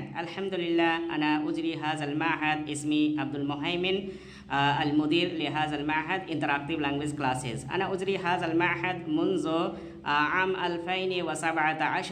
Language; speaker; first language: Arabic; non-native, fluent; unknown